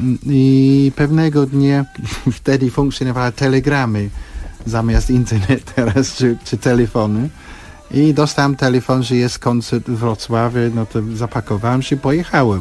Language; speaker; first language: Polish; non-native, fluent; English